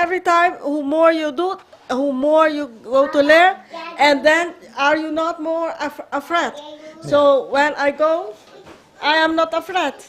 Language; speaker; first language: English; non-native, learner; Papiamento